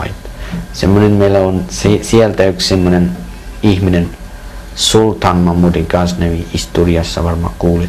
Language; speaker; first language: Finnish; non-native, learner; Persian